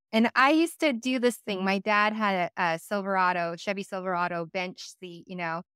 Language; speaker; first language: English; native; English